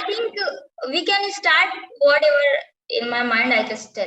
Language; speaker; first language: English; non-native, learner; Hindi